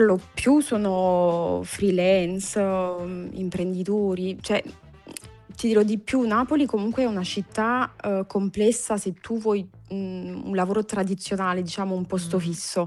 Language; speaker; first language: Italian; non-native, fluent; French